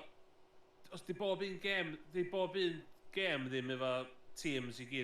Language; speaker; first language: Welsh; native; Welsh